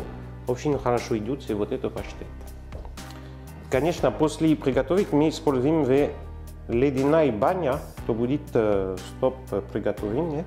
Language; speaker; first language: Russian; non-native, learner; French